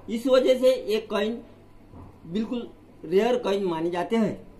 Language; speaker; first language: Hindi; non-native, local second language; Marathi